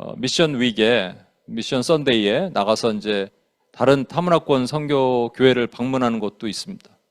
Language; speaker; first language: Korean; native; Korean